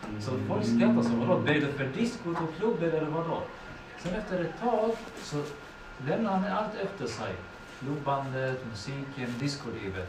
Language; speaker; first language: Swedish; early bilingual, other home language; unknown